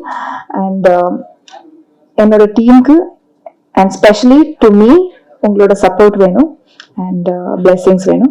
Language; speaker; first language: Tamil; non-native, learner; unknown